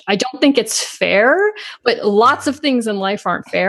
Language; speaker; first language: English; native; English